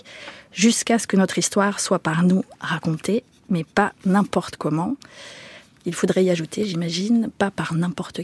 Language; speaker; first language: French; native; French